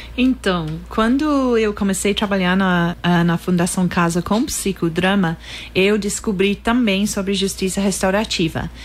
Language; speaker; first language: Portuguese; non-native, fluent; English